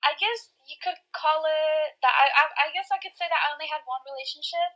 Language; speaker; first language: English; early bilingual, other home language; Spanish